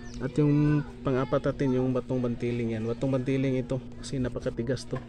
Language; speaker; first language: Filipino; non-native, local second language; Cebuano